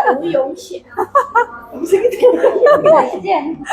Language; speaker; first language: Chinese; non-native, learner; Indonesian